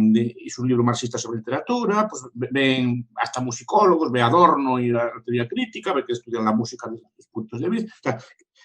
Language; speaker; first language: Spanish; native; Spanish